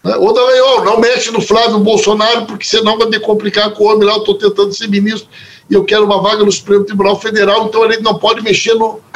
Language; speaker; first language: Portuguese; native; Portuguese